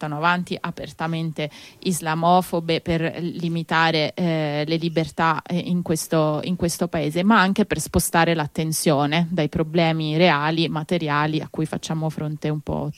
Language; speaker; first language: Italian; native; Italian